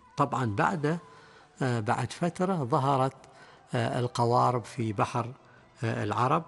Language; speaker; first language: Arabic; native; Arabic